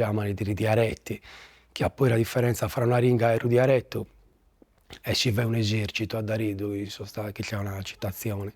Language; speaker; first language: Italian; native; Italian